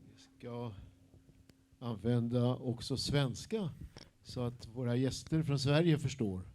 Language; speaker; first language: Swedish; non-native, fluent; Kinyarwanda